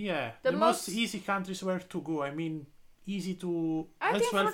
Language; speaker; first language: English; non-native, learner; Italian